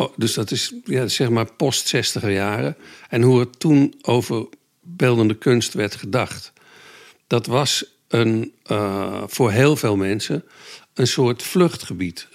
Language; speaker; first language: Dutch; native; Dutch